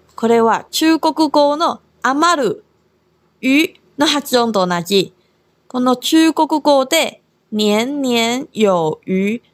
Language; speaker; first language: Japanese; non-native, fluent; Chinese